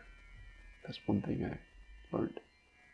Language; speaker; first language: English; non-native, local second language; Hindi